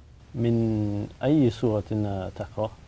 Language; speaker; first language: Arabic; non-native, learner; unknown